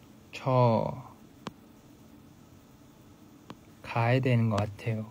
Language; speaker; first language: Korean; non-native, fluent; Thai